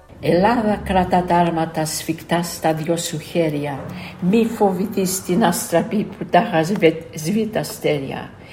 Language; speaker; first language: Greek; early bilingual, other home language; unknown